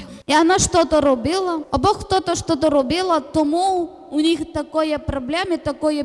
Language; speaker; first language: Ukrainian; non-native, learner; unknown